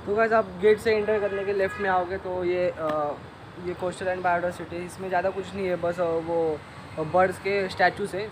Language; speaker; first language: Hindi; native; Hindi